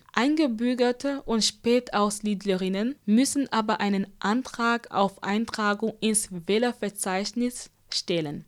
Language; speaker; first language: German; native; German